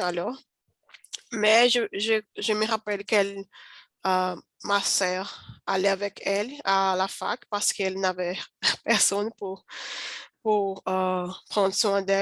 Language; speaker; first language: French; non-native, learner; Portuguese